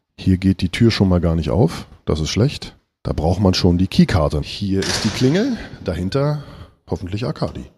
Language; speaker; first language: German; native; German